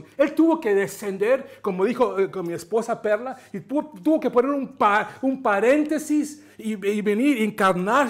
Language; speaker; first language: Spanish; native; Spanish